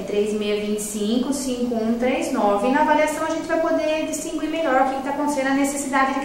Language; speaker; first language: Portuguese; native; Portuguese